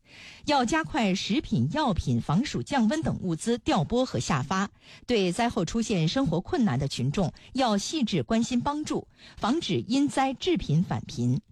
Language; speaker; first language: Chinese; native; Chinese